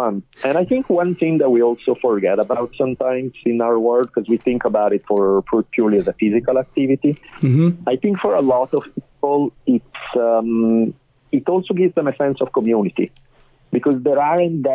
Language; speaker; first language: English; non-native, fluent; Italian